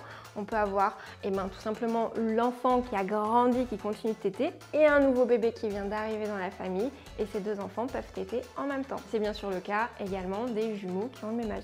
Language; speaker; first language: French; native; French